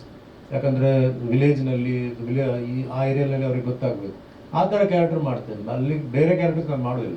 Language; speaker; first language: Kannada; non-native, local second language; Tulu